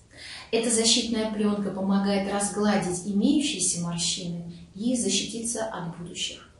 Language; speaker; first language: Russian; native; Russian